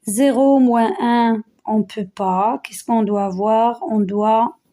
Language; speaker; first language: French; non-native, local second language; Arabic